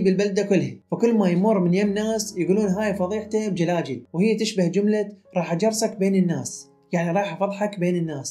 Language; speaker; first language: Arabic; native; Arabic